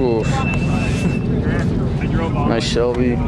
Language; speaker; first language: English; native; English